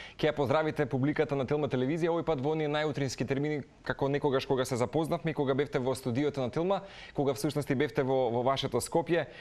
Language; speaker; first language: Macedonian; native; Macedonian